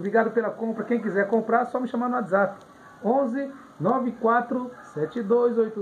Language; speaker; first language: Portuguese; native; Portuguese